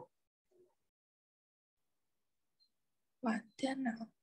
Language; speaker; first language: Chinese; non-native, learner; Thai